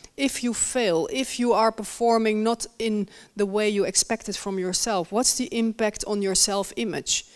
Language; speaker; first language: English; non-native, fluent; Dutch